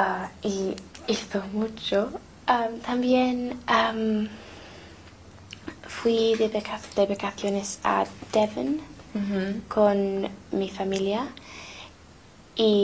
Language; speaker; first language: Spanish; non-native, learner; English